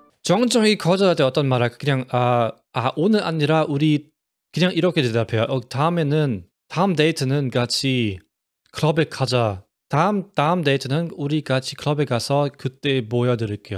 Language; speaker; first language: Korean; non-native, fluent; German